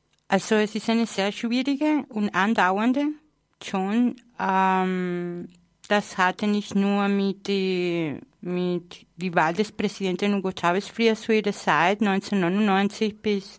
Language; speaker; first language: German; non-native, fluent; Spanish